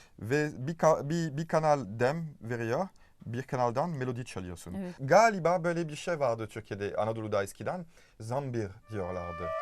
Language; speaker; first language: Turkish; non-native, fluent; French